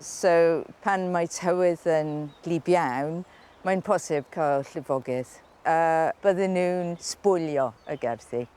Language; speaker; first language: Welsh; non-native, learner; English